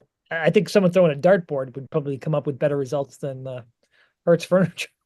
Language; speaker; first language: English; native; English